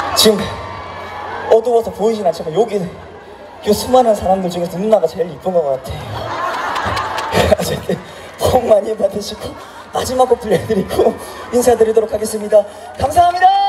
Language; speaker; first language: Korean; native; Korean